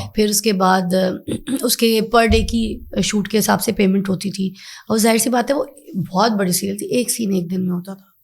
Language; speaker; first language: Urdu; native; Urdu